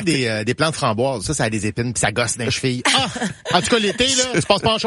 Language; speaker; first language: French; native; French